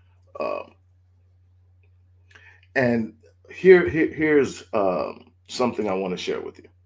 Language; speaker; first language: English; native; English